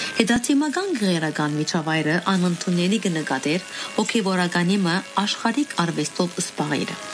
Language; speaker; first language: Armenian; early bilingual, heritage; Armenian